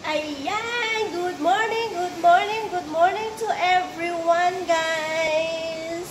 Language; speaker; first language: English; non-native, local second language; Filipino